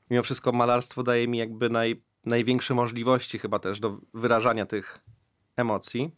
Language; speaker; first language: Polish; early bilingual, heritage; Polish